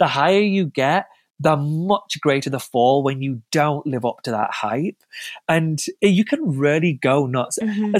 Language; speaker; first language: English; native; English